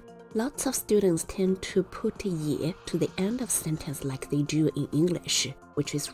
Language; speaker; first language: English; non-native, fluent; Chinese